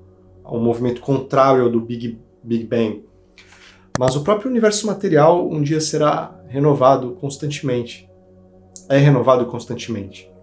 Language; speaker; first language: Portuguese; native; Portuguese